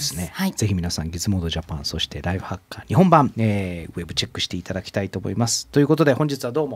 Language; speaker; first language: Japanese; native; Japanese